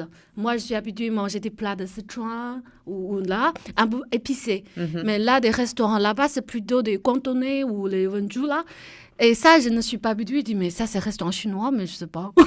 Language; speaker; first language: French; non-native, fluent; Chinese